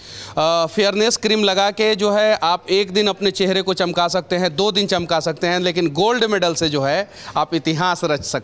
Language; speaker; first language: Hindi; native; Hindi